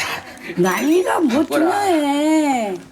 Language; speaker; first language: Korean; non-native, learner; Chinese